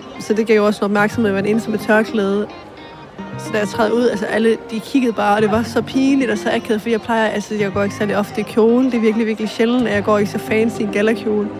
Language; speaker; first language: Danish; early bilingual, other home language; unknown